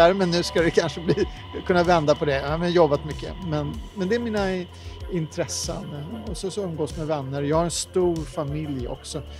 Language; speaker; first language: Swedish; native; Swedish